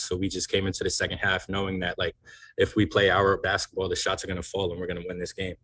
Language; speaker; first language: English; native; English